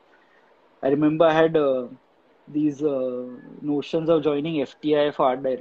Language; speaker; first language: English; non-native, local second language; Gujarati